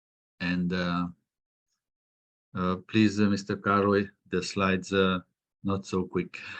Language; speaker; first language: English; non-native, fluent; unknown